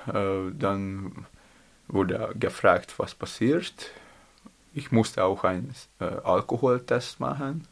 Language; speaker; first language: German; non-native, learner; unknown